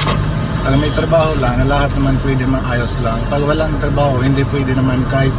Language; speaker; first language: Filipino; non-native, learner; Punjabi